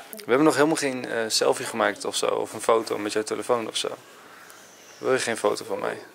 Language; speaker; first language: Dutch; native; Dutch